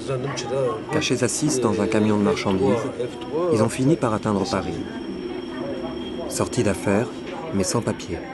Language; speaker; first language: French; native; French